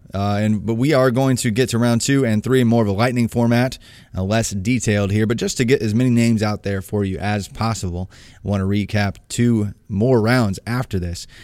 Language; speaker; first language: English; native; English